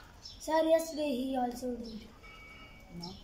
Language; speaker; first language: English; non-native, learner; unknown